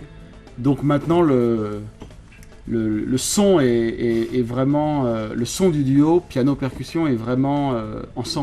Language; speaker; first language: French; native; French